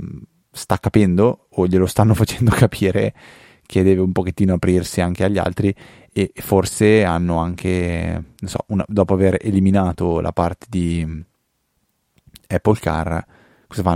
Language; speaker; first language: Italian; native; Italian